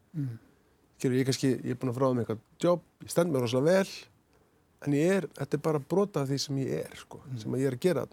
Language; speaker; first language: Icelandic; native; Icelandic